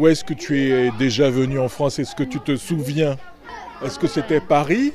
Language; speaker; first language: French; native; French